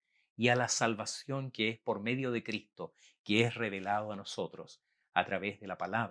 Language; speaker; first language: Spanish; native; Spanish